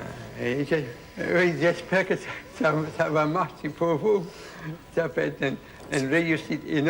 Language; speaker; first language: French; non-native, fluent; English